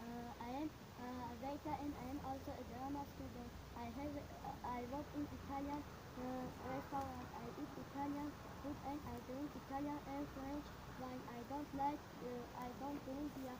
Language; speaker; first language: English; non-native, learner; Tajik